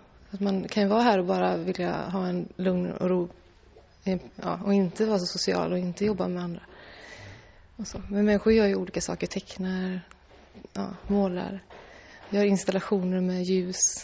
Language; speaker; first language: Swedish; native; Swedish